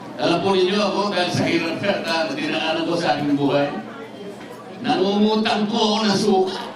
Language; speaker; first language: Filipino; native; Filipino